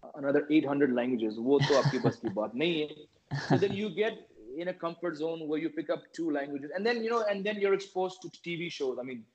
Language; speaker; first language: English; native; English